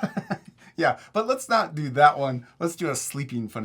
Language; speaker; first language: English; native; English